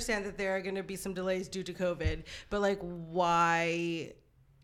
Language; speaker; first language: English; non-native, local second language; Filipino